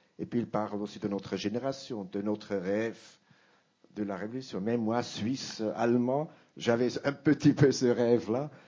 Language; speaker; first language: French; non-native, local second language; Italian